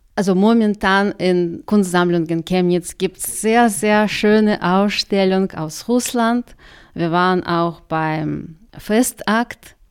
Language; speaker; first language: German; non-native, fluent; Russian